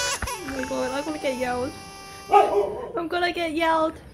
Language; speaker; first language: English; non-native, local second language; Cantonese